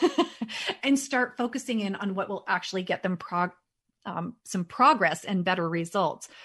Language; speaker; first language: English; native; English